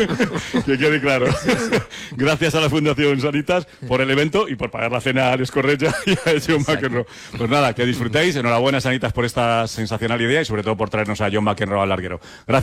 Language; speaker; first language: Spanish; native; Spanish